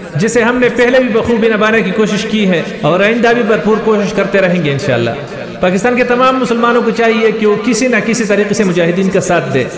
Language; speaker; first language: Urdu; non-native, local second language; Pashto